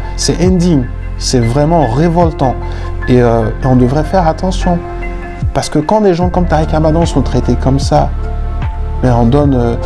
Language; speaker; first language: French; non-native, local second language; Fula